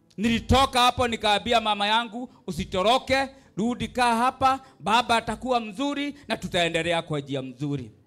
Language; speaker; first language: Swahili; non-native, local second language; Kikuyu